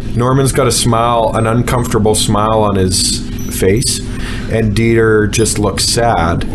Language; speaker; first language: English; native; English